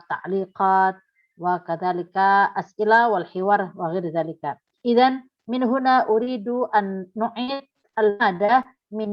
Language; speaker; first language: Arabic; non-native, fluent; Indonesian